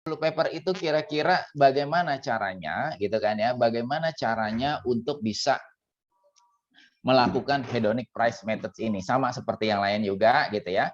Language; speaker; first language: Indonesian; native; Indonesian